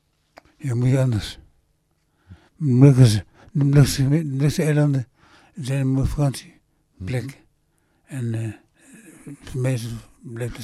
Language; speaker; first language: Dutch; early bilingual, other home language; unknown